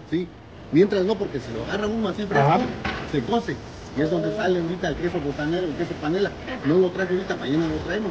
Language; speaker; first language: Spanish; native; Spanish